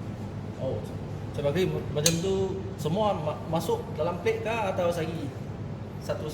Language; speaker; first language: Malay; non-native, local second language; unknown